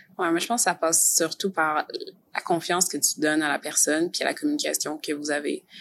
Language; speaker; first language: French; native; French